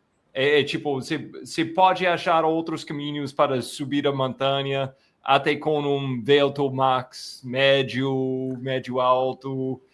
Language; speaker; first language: Portuguese; non-native, fluent; English